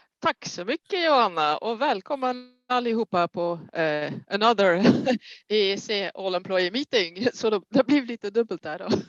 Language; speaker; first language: Swedish; non-native, fluent; Dutch